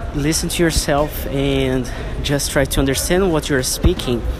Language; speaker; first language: English; non-native, fluent; Portuguese